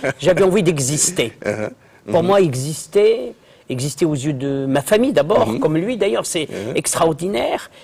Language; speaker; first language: French; non-native, local second language; Arabic